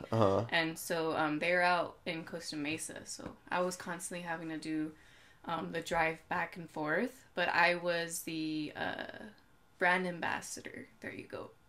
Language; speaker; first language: English; native; English